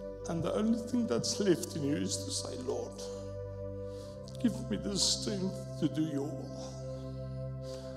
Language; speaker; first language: English; non-native, local second language; Afrikaans